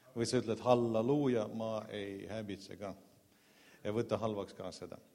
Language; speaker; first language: Estonian; non-native, local second language; Russian